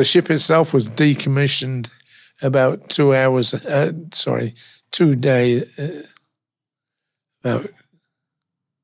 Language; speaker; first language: English; native; English